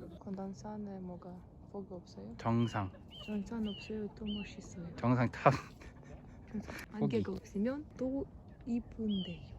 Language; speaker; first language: Korean; non-native, learner; Ukrainian